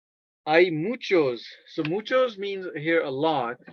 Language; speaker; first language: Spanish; non-native, fluent; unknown